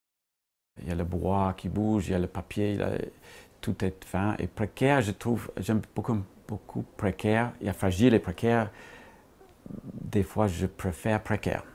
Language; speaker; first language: French; non-native, fluent; English